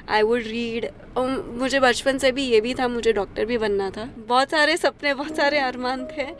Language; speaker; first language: Hindi; early bilingual, heritage; Hindi